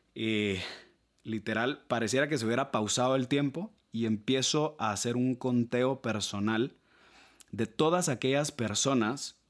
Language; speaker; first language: Spanish; native; Spanish